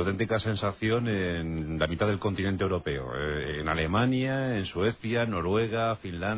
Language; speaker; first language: Spanish; native; Spanish